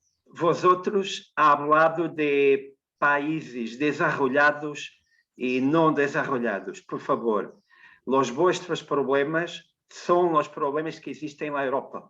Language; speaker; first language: Spanish; non-native, learner; Portuguese